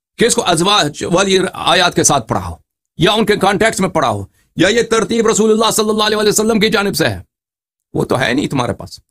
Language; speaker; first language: Urdu; non-native, fluent; Persian